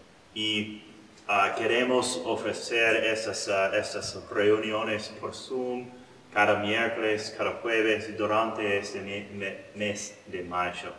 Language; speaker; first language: Spanish; non-native, learner; English